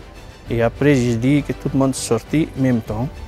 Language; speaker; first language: French; non-native, learner; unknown